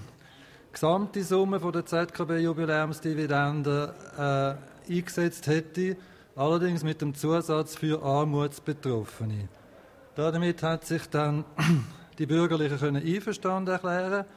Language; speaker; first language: German; native; German